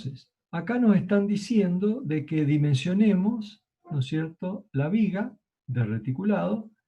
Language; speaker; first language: Spanish; native; Spanish